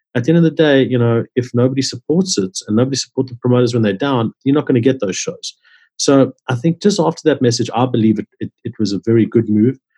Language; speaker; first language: English; native; English